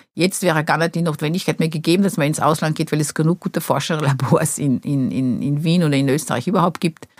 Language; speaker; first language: German; non-native, fluent; Portuguese